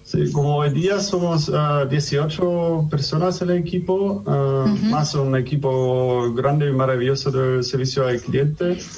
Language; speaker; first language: Spanish; non-native, fluent; German